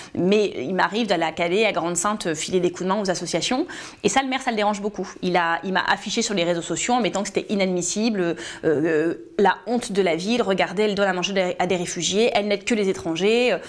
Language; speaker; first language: French; native; French